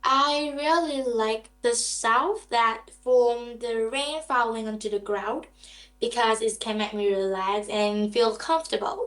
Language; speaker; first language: English; non-native, learner; Vietnamese